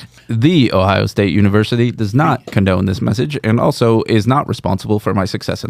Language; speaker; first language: English; native; English